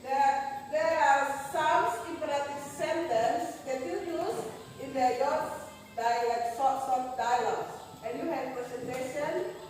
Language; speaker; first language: English; non-native, learner; Indonesian